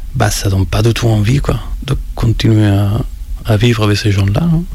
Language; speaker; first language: French; non-native, fluent; Spanish